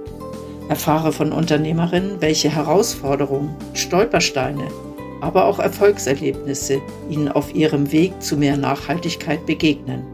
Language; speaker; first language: German; native; German